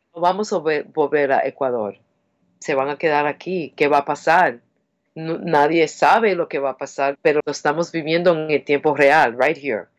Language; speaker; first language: Spanish; non-native, fluent; English